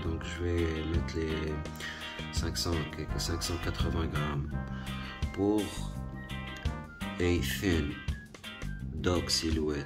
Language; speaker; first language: French; non-native, local second language; Arabic